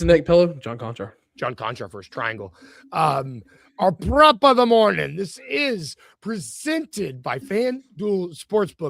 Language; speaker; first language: English; native; English